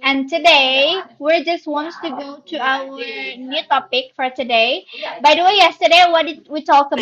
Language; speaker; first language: English; non-native, learner; Indonesian